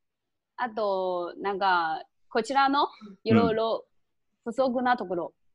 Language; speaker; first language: Japanese; non-native, fluent; Chinese